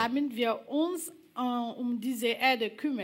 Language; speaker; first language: German; non-native, learner; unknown